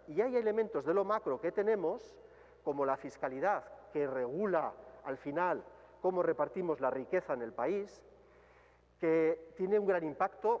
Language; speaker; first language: Spanish; native; Spanish